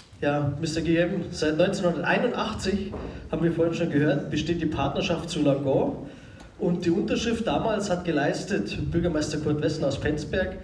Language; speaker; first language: German; native; German